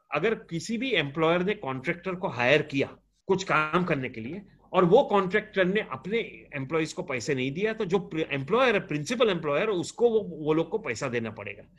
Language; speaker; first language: Hindi; non-native, local second language; Gujarati